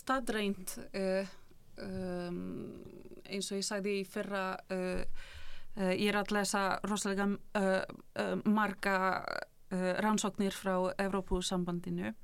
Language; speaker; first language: Icelandic; non-native, fluent; Polish